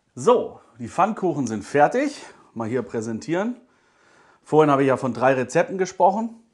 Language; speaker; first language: German; native; German